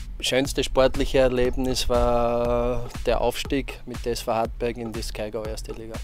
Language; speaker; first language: German; native; German